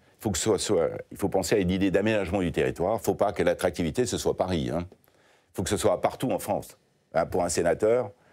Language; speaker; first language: French; native; French